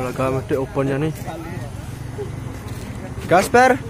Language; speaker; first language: Indonesian; native; Indonesian